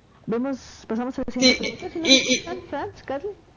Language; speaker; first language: Spanish; native; Spanish